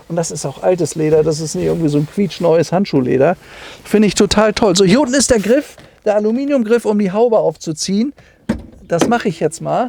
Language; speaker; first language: German; native; German